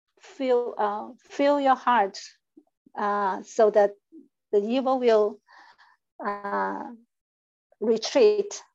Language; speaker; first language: English; non-native, fluent; Chinese